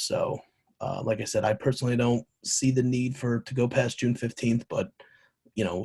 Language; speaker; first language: English; native; English